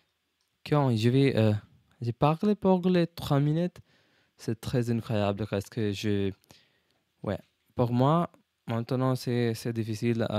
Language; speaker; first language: French; non-native, learner; English